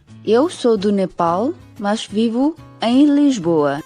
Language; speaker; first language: Portuguese; non-native, fluent; Nepali